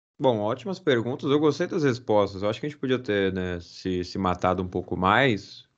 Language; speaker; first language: Portuguese; native; Portuguese